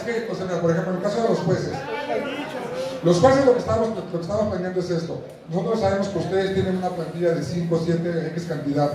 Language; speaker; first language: Spanish; native; Spanish